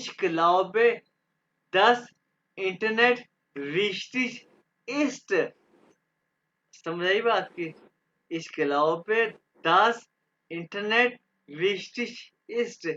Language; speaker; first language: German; non-native, fluent; Urdu